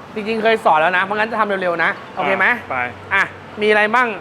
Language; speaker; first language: Thai; native; Thai